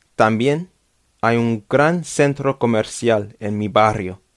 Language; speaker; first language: Spanish; non-native, fluent; English